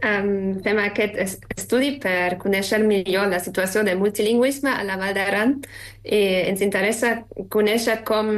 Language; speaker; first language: Catalan; non-native, fluent; German